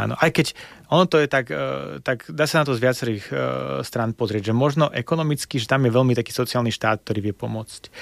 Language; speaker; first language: Slovak; non-native, fluent; Russian